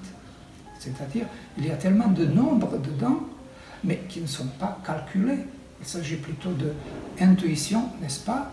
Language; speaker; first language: French; non-native, fluent; Serbian